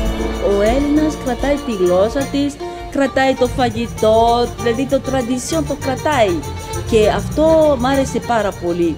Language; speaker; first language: Greek; non-native, fluent; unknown